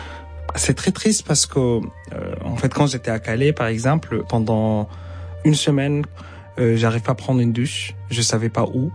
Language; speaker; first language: French; non-native, fluent; Arabic